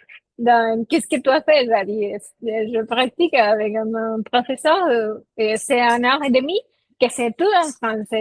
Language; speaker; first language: French; non-native, fluent; Spanish